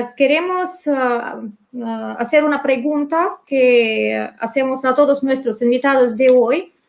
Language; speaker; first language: Spanish; non-native, learner; Russian